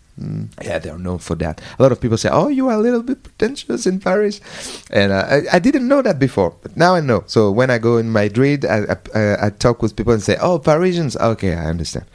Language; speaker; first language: English; non-native, learner; French